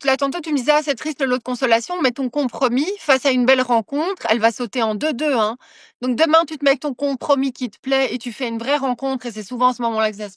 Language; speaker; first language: French; native; French